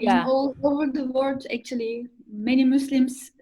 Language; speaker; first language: English; non-native, fluent; Turkish